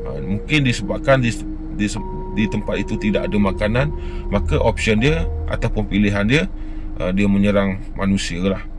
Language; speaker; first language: Malay; native; Malay